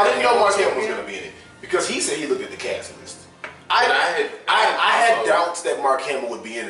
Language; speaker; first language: English; native; English